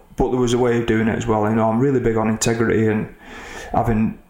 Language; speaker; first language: English; native; English